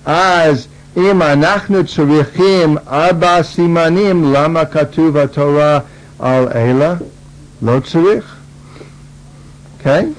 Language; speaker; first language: Hebrew; non-native, fluent; English